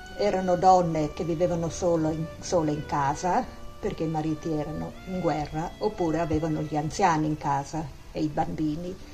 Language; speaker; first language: Italian; non-native, local second language; Friulian